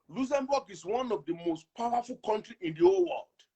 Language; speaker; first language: English; non-native, local second language; Yoruba